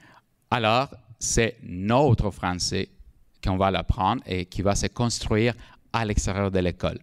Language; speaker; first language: French; non-native, fluent; Spanish